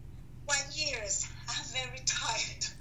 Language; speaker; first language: English; non-native, learner; Chinese